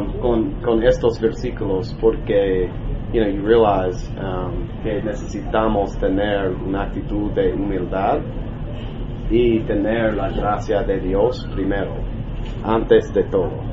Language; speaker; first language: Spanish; non-native, learner; English